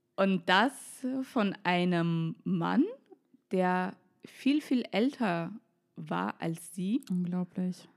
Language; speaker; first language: German; non-native, fluent; Russian